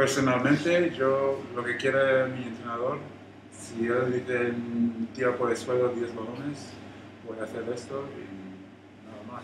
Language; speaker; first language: Spanish; non-native, learner; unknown